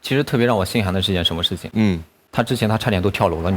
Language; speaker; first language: Chinese; native; Chinese